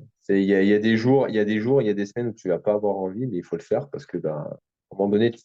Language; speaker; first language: French; native; French